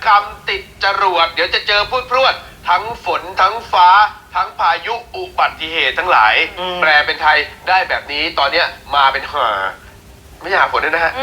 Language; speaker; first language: Thai; native; Thai